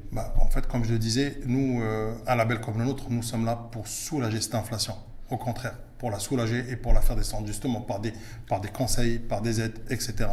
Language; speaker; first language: French; early bilingual, other home language; Arabic